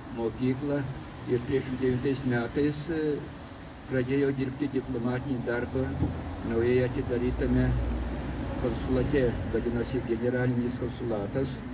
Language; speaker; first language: Lithuanian; non-native, local second language; Belarusian